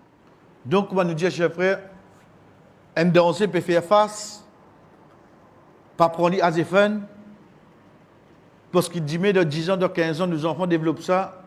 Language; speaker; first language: French; non-native, local second language; Morisyen